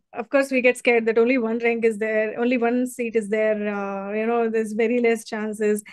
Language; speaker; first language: English; non-native, local second language; Hindi